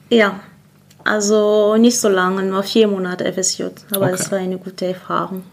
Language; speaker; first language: German; non-native, fluent; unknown